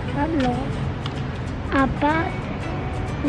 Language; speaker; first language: Filipino; non-native, learner; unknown